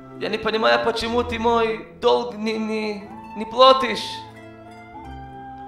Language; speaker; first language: Russian; non-native, learner; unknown